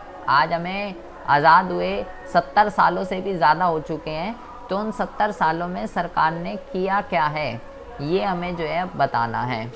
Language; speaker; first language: Hindi; native; Hindi